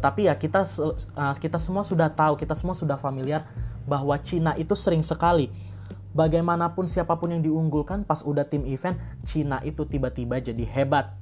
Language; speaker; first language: Indonesian; native; Indonesian